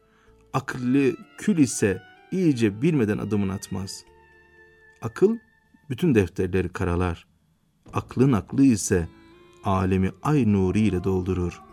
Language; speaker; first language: Turkish; native; Turkish